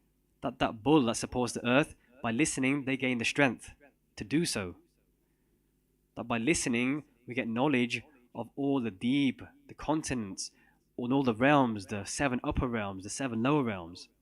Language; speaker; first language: English; non-native, local second language; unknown